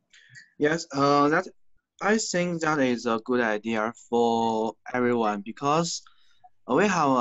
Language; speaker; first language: English; non-native, learner; Chinese